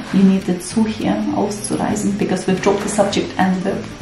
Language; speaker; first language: English; non-native, fluent; Russian